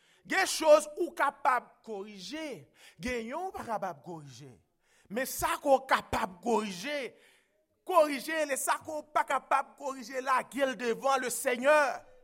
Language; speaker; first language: French; native; French